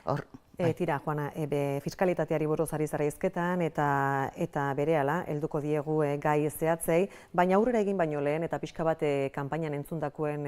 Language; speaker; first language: Basque; native; Basque